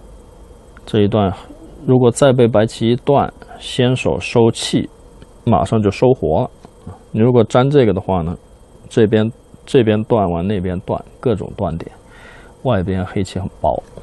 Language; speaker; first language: Chinese; native; Chinese